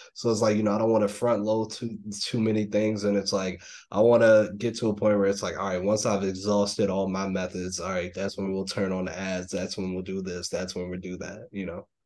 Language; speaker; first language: English; native; English